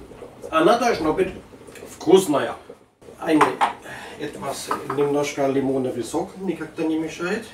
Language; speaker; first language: Russian; non-native, learner; German